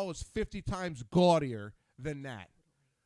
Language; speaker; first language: English; native; English